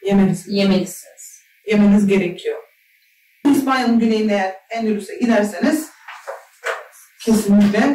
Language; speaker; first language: Turkish; native; Turkish